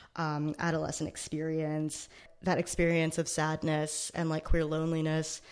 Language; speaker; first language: English; native; English